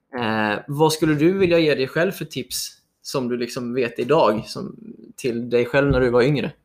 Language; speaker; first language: Swedish; native; Swedish